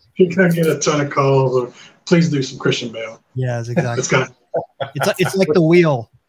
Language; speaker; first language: English; native; English